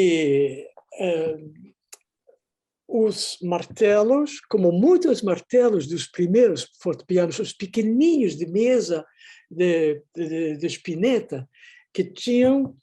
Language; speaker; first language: Portuguese; non-native, fluent; Dutch